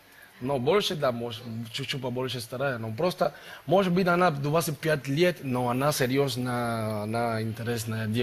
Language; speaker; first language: Russian; non-native, learner; Spanish